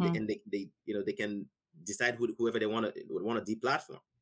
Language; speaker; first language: English; non-native, local second language; Igbo